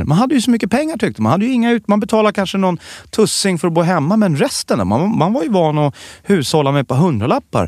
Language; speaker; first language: Swedish; native; Swedish